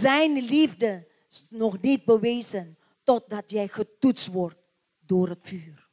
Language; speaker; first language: Dutch; non-native, learner; Indonesian